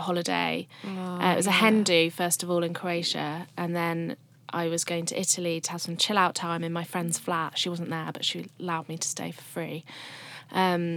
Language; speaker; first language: English; native; English